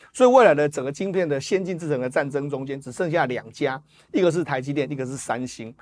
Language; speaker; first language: Chinese; native; Chinese